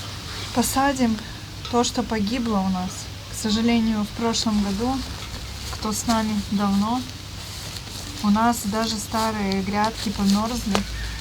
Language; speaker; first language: Russian; native; Russian